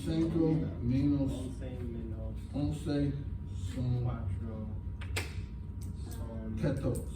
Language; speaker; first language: Spanish; non-native, learner; English